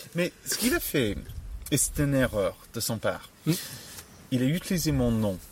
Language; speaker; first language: French; non-native, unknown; English